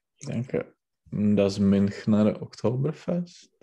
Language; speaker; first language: German; non-native, learner; Czech